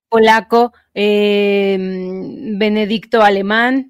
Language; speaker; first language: Spanish; native; Spanish